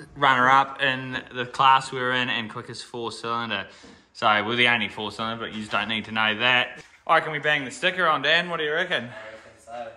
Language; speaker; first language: English; native; English